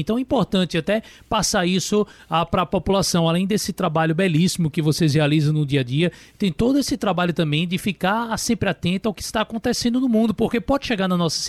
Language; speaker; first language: Portuguese; native; Portuguese